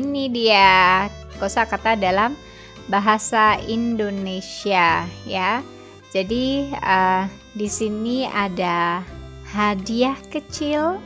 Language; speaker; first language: Indonesian; native; Indonesian